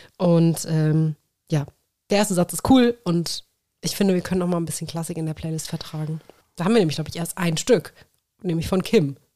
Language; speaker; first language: German; native; German